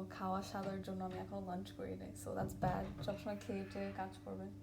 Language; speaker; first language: Bangla; early bilingual, other home language; English